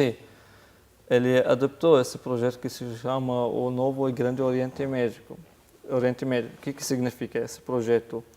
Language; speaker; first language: Portuguese; non-native, fluent; Arabic